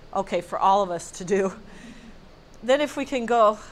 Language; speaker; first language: English; native; English